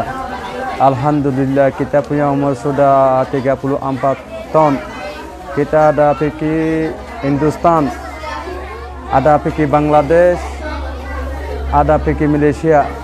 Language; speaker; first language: Indonesian; non-native, learner; Rohingya